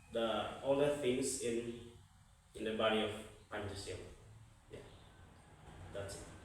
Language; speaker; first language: English; non-native, fluent; Indonesian